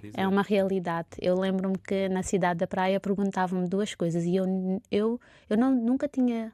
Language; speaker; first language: Portuguese; non-native, local second language; Kabuverdianu